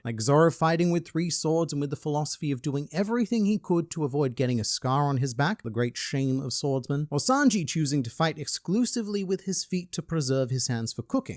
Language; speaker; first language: English; native; English